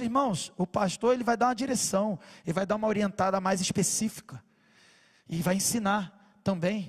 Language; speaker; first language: Portuguese; native; Portuguese